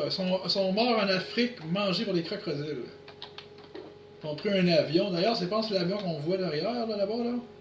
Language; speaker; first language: French; native; French